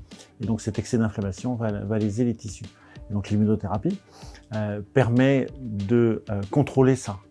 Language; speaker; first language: French; native; French